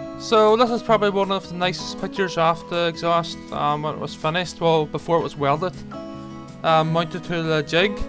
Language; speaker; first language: English; native; English